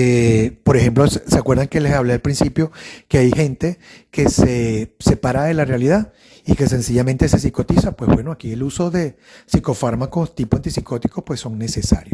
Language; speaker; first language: Spanish; native; Spanish